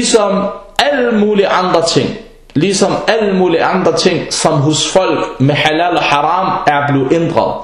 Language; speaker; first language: Danish; early bilingual, other home language; Arabic